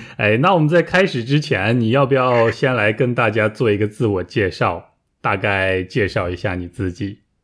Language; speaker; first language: Chinese; native; Chinese